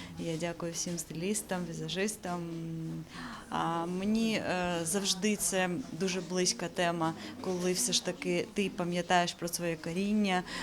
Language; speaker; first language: Ukrainian; non-native, local second language; Crimean Tatar